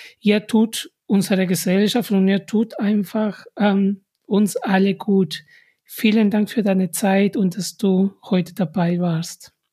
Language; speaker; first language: German; non-native, fluent; Spanish